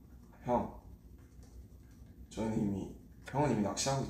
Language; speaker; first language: Korean; native; Korean